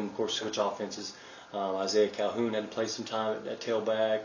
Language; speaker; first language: English; native; English